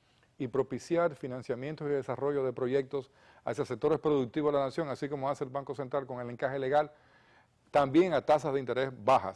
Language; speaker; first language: Spanish; native; Spanish